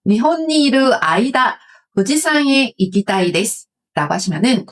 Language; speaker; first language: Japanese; non-native, fluent; Korean